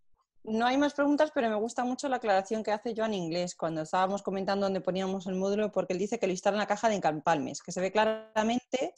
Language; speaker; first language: Spanish; native; Spanish